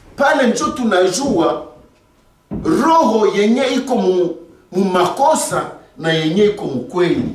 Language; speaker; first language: French; non-native, local second language; Swahili